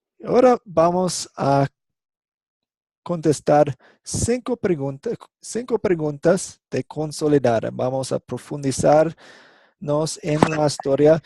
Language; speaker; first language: Spanish; non-native, fluent; English